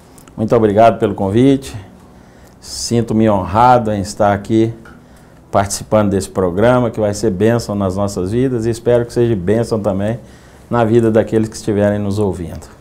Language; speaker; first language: Portuguese; native; Portuguese